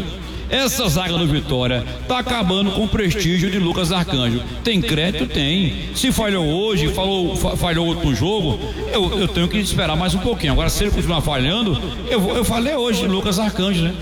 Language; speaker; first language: Portuguese; native; Portuguese